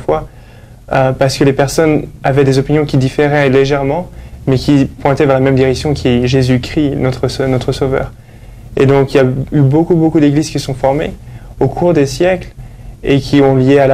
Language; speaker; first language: French; native; French